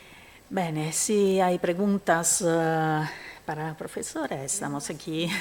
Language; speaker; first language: Spanish; non-native, fluent; Italian